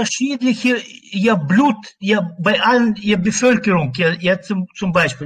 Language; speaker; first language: German; non-native, learner; Russian